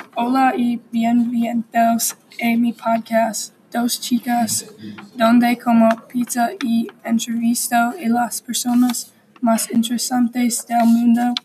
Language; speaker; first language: Spanish; non-native, learner; English